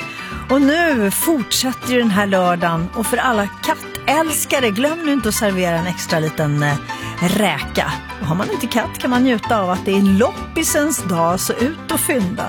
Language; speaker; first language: Swedish; native; Swedish